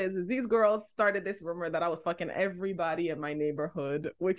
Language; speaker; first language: English; native; English